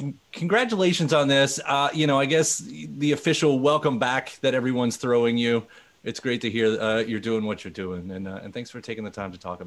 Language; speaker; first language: English; native; English